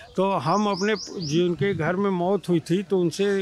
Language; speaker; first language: Hindi; native; Hindi